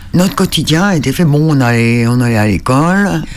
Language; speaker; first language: French; native; French